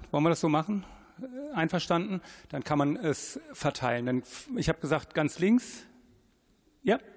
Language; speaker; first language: German; native; German